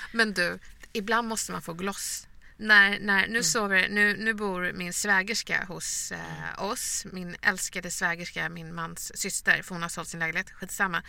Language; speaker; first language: Swedish; native; Swedish